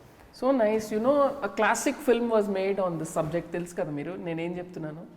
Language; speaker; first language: Telugu; native; Telugu